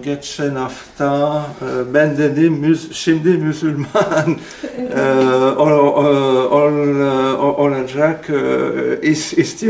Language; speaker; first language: Turkish; non-native, learner; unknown